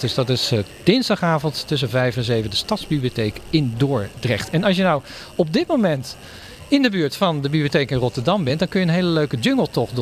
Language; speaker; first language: Dutch; native; Dutch